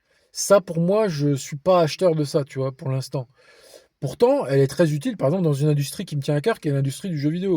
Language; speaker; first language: French; native; French